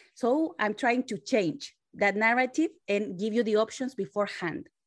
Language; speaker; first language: English; non-native, fluent; Spanish